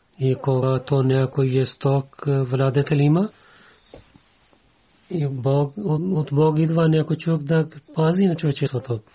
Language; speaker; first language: Bulgarian; non-native, learner; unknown